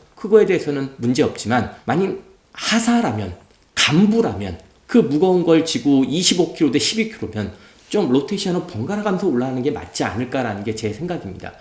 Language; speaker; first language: Korean; native; Korean